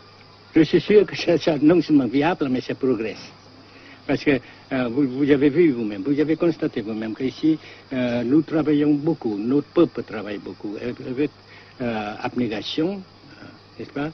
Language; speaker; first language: French; non-native, fluent; Vietnamese